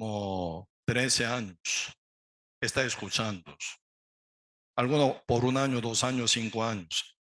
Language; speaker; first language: Spanish; non-native, learner; Korean